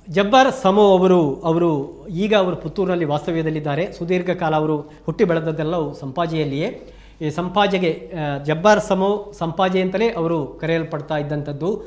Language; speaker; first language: Kannada; native; Kannada